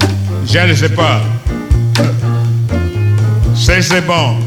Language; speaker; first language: French; non-native, learner; English